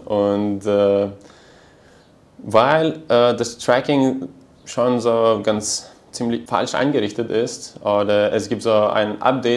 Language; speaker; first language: German; non-native, learner; Lithuanian